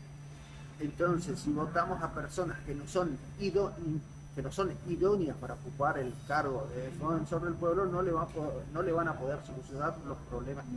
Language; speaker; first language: Spanish; native; Spanish